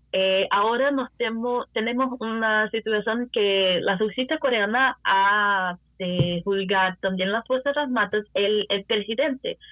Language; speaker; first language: Spanish; non-native, fluent; Portuguese